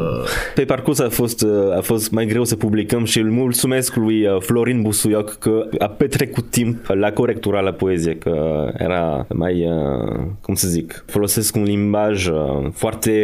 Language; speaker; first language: Romanian; non-native, fluent; French